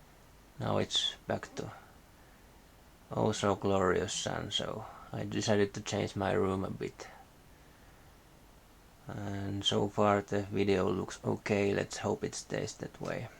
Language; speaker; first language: English; non-native, fluent; Finnish